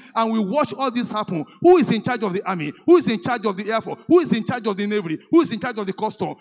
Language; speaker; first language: English; non-native, local second language; Yoruba